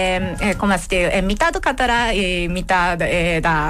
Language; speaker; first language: Catalan; non-native, learner; Japanese